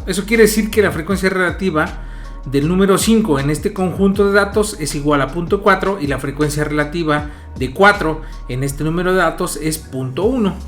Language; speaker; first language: Spanish; native; Spanish